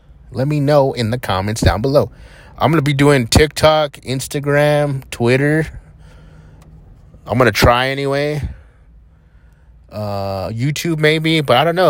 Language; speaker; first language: English; early bilingual, other home language; Spanish